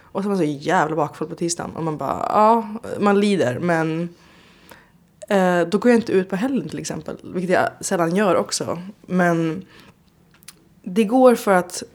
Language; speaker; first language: Swedish; early bilingual, other home language; Persian